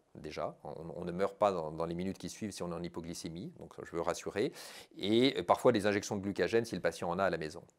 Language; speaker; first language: French; native; French